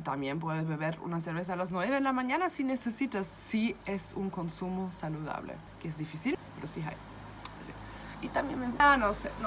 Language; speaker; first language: Spanish; non-native, fluent; German